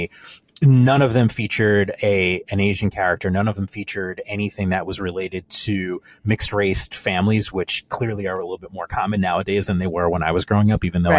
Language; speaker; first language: English; native; English